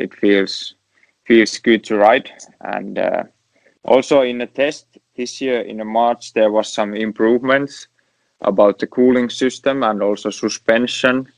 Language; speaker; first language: English; non-native, learner; Finnish